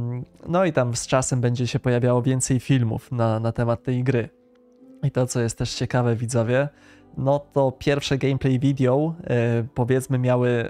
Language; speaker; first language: Polish; native; Polish